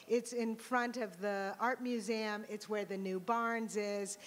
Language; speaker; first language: English; native; English